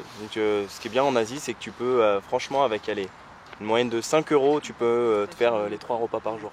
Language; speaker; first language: French; native; French